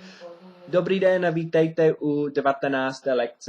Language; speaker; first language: Czech; non-native, fluent; English